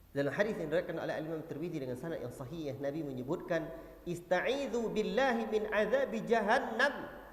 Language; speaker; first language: Malay; non-native, local second language; Minangkabau